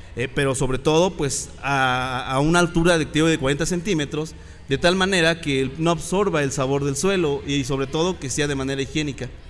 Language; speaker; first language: Spanish; native; Spanish